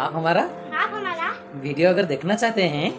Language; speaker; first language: Hindi; non-native, local second language; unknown